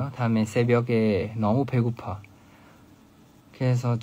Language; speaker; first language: Korean; non-native, fluent; Thai